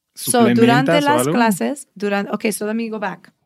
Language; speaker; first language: Spanish; early bilingual, heritage; Spanish